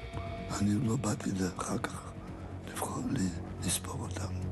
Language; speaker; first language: Hebrew; non-native, fluent; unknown